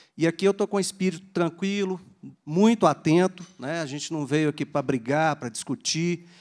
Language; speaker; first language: Portuguese; native; Portuguese